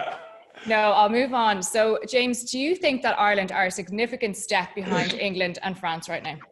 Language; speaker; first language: English; native; English